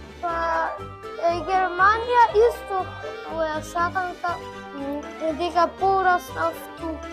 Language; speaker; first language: Macedonian; early bilingual, heritage; Macedonian